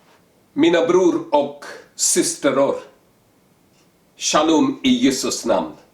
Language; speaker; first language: Swedish; non-native, learner; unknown